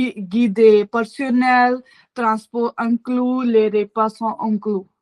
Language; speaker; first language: French; non-native, learner; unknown